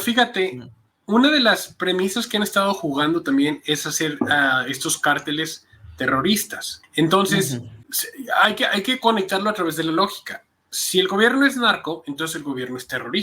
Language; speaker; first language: Spanish; native; Spanish